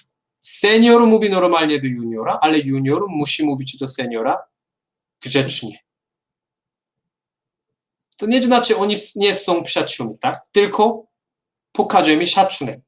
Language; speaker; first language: Polish; non-native, fluent; Korean